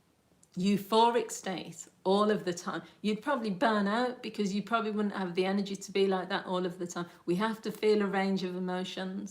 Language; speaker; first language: English; native; English